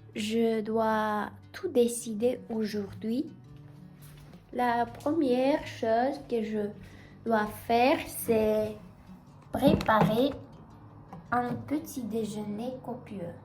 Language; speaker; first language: French; non-native, learner; Russian